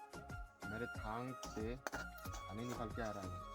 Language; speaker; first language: Hindi; non-native, learner; Indonesian